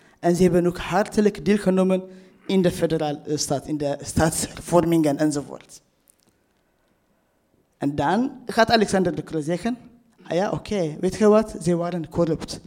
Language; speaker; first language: Dutch; non-native, fluent; Tigrinya